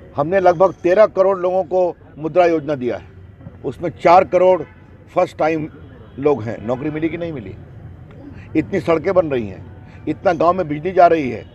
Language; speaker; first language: Hindi; native; Hindi